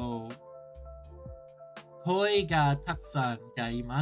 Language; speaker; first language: Japanese; non-native, learner; English